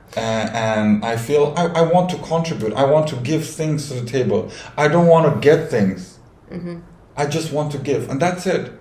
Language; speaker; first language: English; non-native, fluent; Romanian